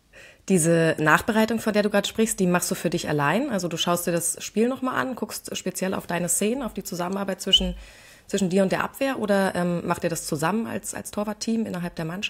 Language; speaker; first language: German; native; German